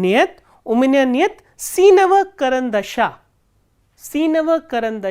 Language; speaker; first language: Russian; non-native, fluent; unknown